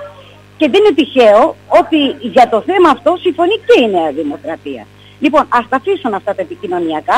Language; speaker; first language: Greek; native; Greek